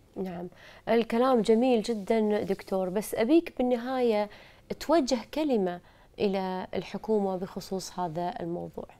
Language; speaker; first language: Arabic; native; Arabic